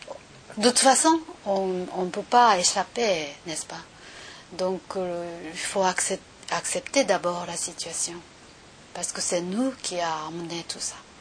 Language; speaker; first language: French; non-native, learner; Japanese